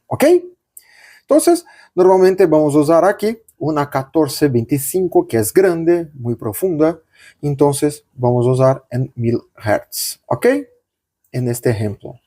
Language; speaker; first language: Spanish; non-native, local second language; Portuguese